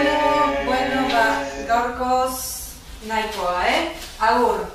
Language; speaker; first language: Basque; non-native, learner; Spanish